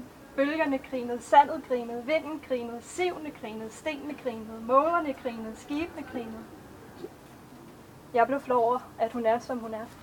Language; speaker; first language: Danish; native; Danish